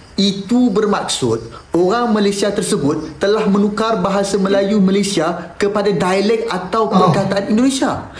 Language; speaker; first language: Malay; native; Malay